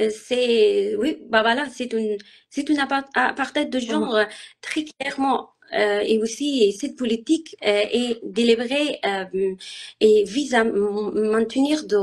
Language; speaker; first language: French; non-native, learner; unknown